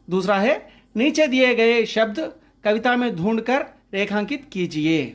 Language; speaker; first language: Hindi; non-native, local second language; Telugu